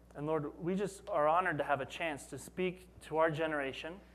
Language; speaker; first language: English; native; English